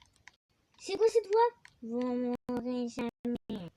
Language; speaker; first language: French; native; French